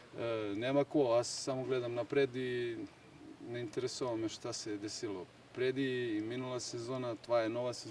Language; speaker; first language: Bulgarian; non-native, learner; Serbian